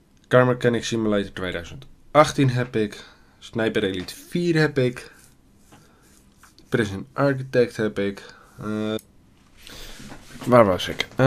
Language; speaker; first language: Dutch; native; Dutch